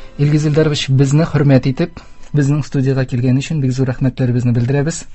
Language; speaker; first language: Tatar; native; Tatar